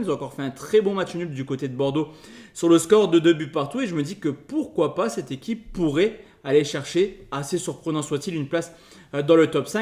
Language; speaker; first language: French; native; French